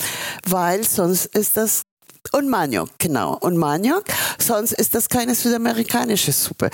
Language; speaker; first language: German; non-native, fluent; Spanish